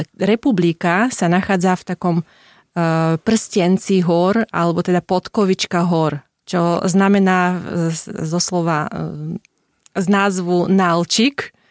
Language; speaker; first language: Slovak; non-native, fluent; Russian